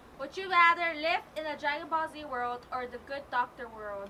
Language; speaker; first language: English; early bilingual, other home language; Spanish